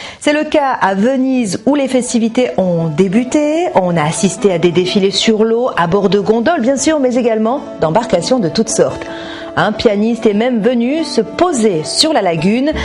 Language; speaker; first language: French; native; French